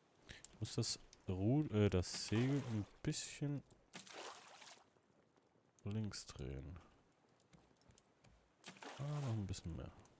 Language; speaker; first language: German; native; German